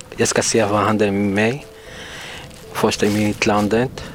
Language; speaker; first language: Swedish; non-native, learner; Arabic